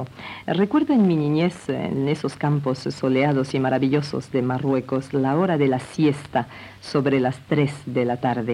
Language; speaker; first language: Spanish; non-native, local second language; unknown